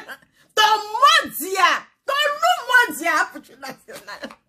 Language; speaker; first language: French; non-native, local second language; Baoulé